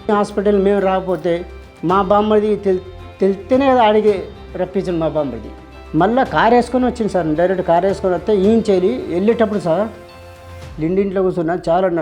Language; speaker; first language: Telugu; non-native, local second language; Lambadi